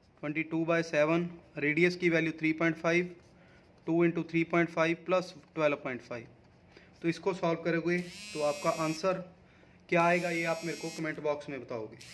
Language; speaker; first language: Hindi; non-native, local second language; Punjabi